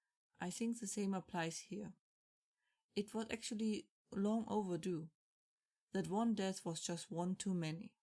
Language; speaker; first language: English; non-native, fluent; German